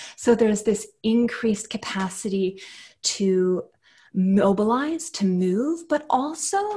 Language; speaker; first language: English; native; English